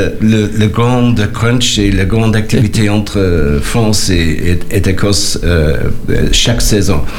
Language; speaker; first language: French; non-native, learner; English